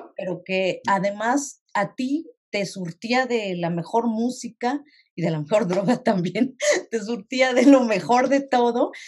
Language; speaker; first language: Spanish; native; Spanish